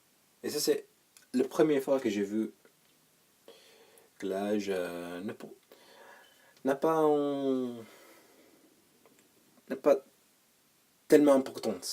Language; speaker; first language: French; non-native, learner; English